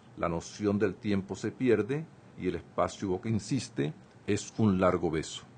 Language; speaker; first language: Spanish; native; Spanish